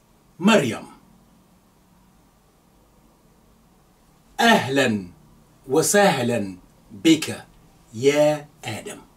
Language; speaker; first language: Arabic; non-native, fluent; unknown